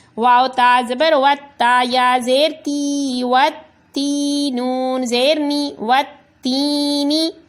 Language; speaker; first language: Urdu; non-native, local second language; Punjabi